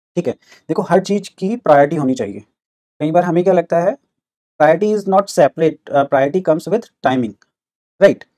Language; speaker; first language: Hindi; native; Hindi